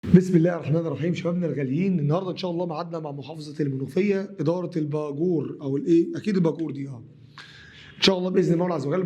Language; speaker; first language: Arabic; native; Arabic